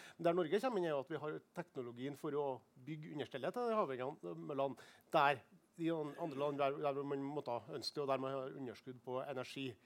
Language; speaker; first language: Norwegian; native; Norwegian